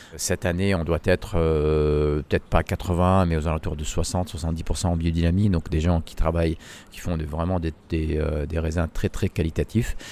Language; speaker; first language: French; non-native, local second language; Arabic